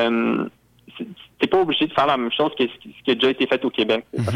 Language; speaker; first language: French; native; French